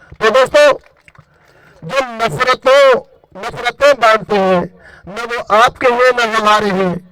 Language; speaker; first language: Urdu; non-native, local second language; Baluchi